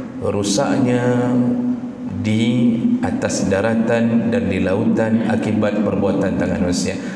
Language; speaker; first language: Malay; non-native, local second language; Achinese